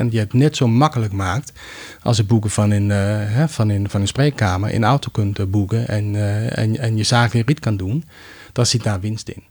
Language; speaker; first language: Dutch; non-native, fluent; Danish